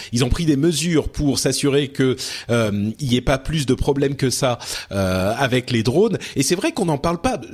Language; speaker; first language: French; early bilingual, other home language; Arabic